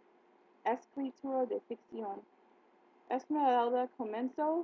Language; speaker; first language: Spanish; non-native, learner; English